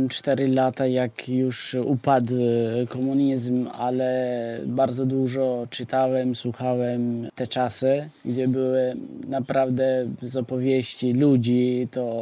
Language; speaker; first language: Polish; non-native, fluent; Albanian